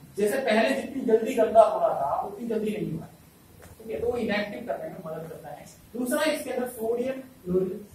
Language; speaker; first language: Hindi; non-native, local second language; Malayalam